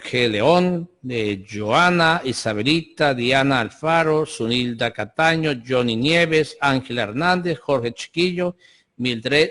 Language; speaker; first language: Spanish; native; Spanish